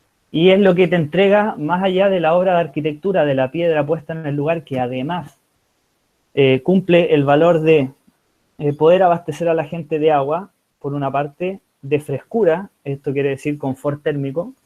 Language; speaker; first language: Spanish; native; Spanish